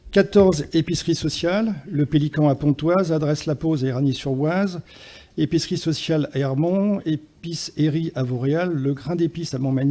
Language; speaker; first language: French; native; French